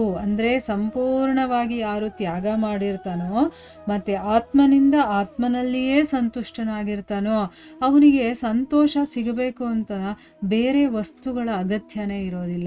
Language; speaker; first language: Kannada; native; Kannada